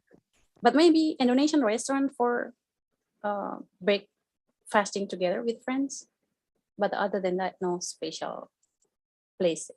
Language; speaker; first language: English; non-native, fluent; Indonesian